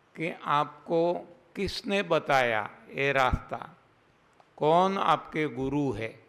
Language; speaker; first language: Hindi; non-native, local second language; Gujarati